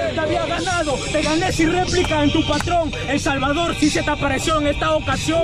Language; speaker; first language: Spanish; native; Spanish